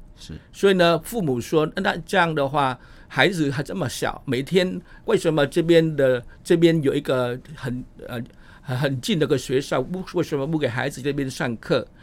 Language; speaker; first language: Chinese; non-native, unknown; Vietnamese